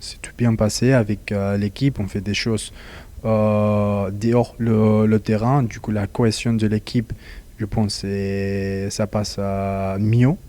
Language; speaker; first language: French; non-native, fluent; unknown